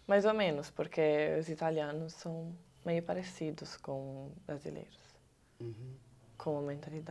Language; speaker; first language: Portuguese; non-native, learner; Italian